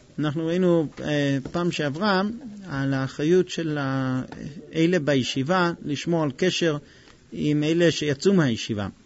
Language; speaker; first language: Hebrew; non-native, fluent; English